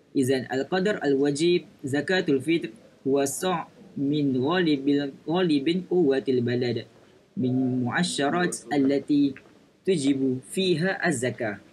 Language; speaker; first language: Arabic; non-native, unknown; Malay